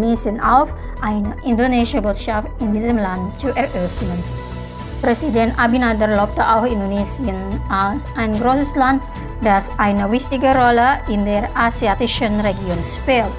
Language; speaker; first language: German; non-native, fluent; Indonesian